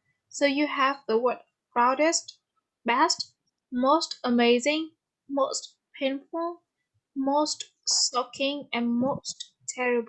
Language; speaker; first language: English; non-native, fluent; Vietnamese